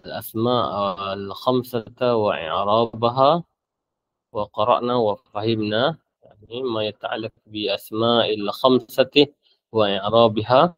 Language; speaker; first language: Arabic; non-native, fluent; Malay